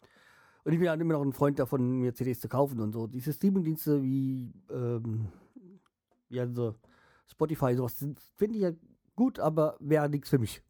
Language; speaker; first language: German; native; German